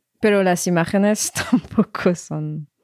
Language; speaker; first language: Spanish; non-native, fluent; French